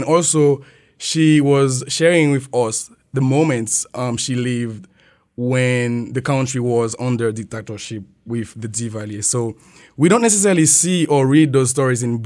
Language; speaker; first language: English; non-native, fluent; French